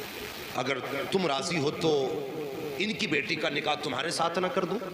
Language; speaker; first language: Urdu; native; Urdu